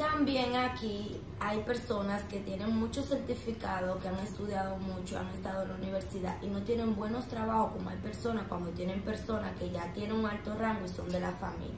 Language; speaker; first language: Spanish; native; Spanish